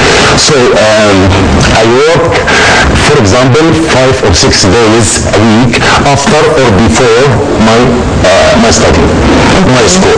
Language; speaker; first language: English; non-native, learner; Arabic